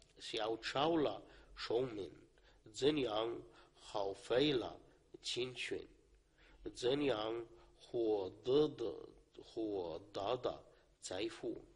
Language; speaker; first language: Chinese; non-native, learner; Arabic